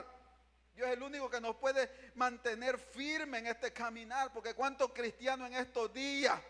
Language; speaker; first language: Spanish; native; Spanish